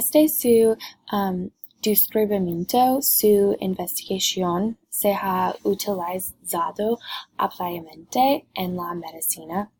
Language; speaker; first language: Spanish; non-native, learner; English